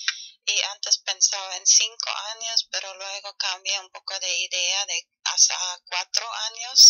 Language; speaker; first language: Spanish; non-native, fluent; German